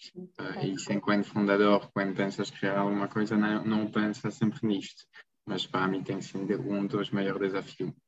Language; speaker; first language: Portuguese; non-native, fluent; French